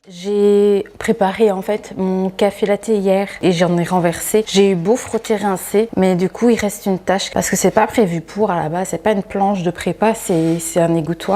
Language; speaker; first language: French; native; French